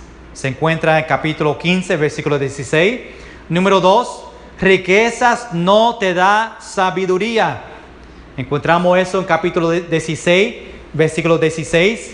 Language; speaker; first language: Spanish; early bilingual, heritage; Spanish